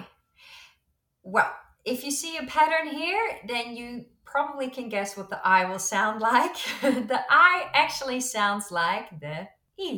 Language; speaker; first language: English; non-native, fluent; Dutch